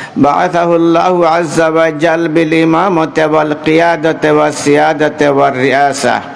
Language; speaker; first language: Arabic; non-native, fluent; Bangla